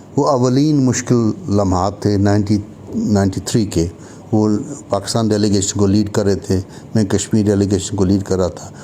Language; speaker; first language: Urdu; non-native, local second language; Kashmiri